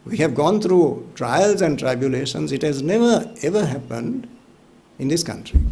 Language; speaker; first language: English; non-native, local second language; Sinhala